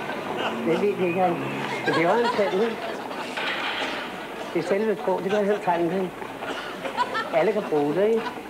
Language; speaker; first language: Danish; native; Danish